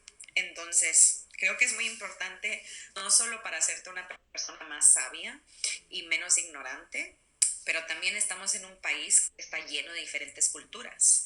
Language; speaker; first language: Spanish; early bilingual, other home language; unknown